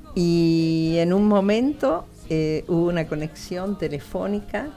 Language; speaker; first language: Spanish; native; Spanish